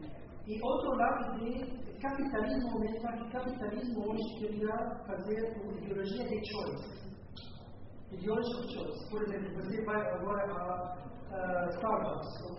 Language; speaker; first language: Portuguese; non-native, learner; Spanish